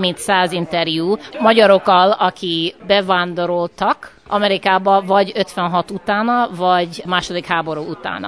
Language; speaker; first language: Hungarian; early bilingual, heritage; English